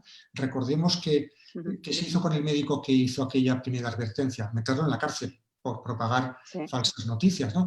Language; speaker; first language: Spanish; native; Spanish